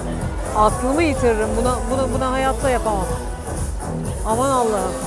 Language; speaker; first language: Turkish; native; Turkish